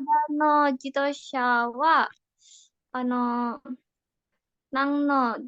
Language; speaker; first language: Japanese; non-native, learner; Indonesian